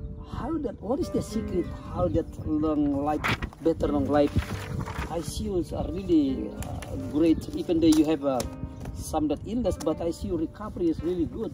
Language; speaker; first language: English; non-native, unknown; Indonesian